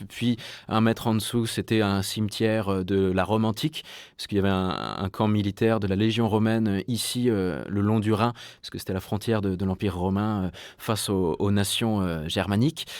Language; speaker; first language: French; native; French